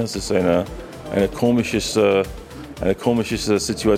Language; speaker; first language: German; non-native, fluent; English